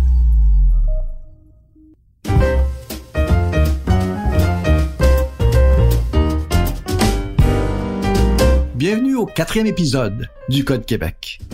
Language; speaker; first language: French; native; French